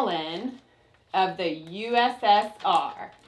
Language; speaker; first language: English; native; English